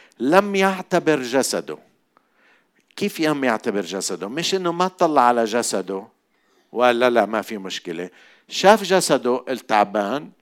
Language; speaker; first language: Arabic; native; Arabic